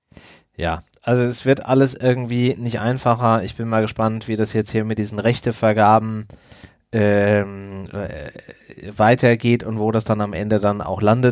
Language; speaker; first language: German; native; German